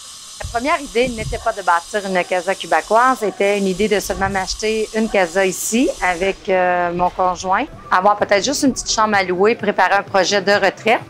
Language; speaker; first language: French; native; French